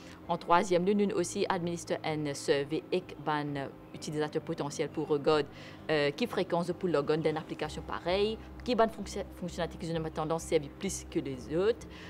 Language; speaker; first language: French; non-native, local second language; Morisyen